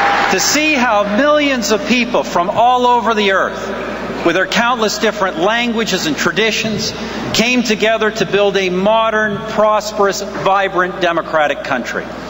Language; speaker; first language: English; native; English